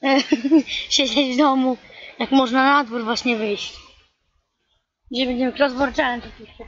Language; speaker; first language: Polish; native; Polish